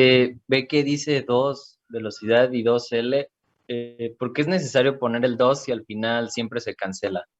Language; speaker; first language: Spanish; native; Spanish